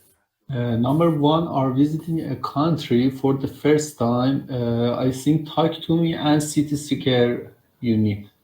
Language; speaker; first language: English; non-native, learner; Persian